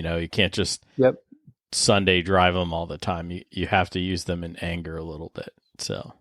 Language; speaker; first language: English; native; English